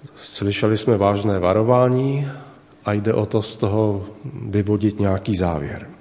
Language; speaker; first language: Czech; native; Czech